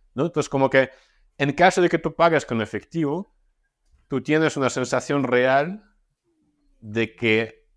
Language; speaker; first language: Spanish; non-native, fluent; Russian